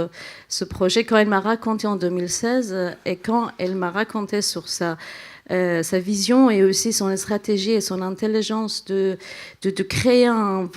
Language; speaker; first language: French; non-native, fluent; Central Kurdish